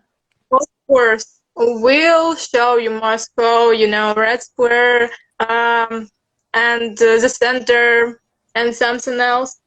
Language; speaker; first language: English; non-native, learner; Russian